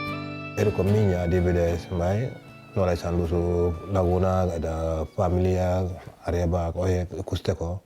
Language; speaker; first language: Basque; non-native, learner; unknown